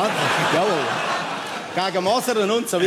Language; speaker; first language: German; native; German